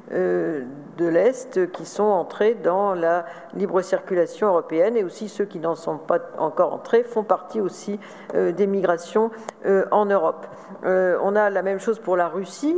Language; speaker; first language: French; native; French